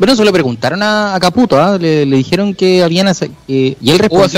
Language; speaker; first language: Spanish; native; Spanish